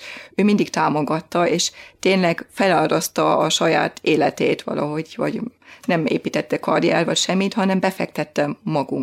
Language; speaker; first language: Hungarian; non-native, fluent; German